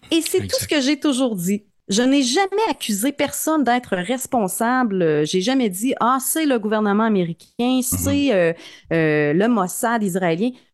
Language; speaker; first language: French; native; French